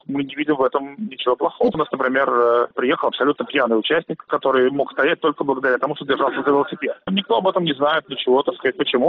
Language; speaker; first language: Russian; native; Russian